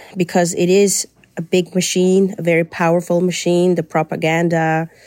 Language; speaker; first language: English; non-native, fluent; Spanish